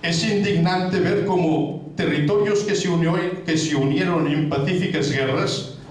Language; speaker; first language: Spanish; non-native, local second language; Catalan